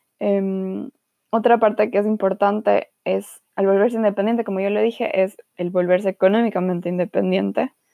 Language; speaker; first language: Spanish; native; Spanish